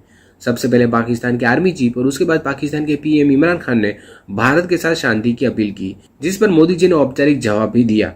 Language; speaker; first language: Hindi; native; Hindi